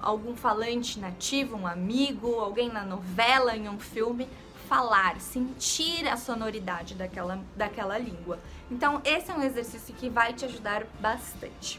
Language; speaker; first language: Portuguese; native; Portuguese